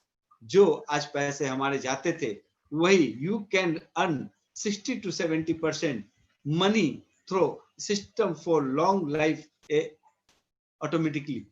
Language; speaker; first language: Hindi; native; Hindi